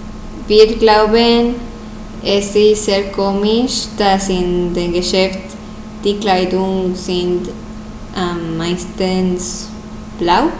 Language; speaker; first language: German; non-native, learner; Spanish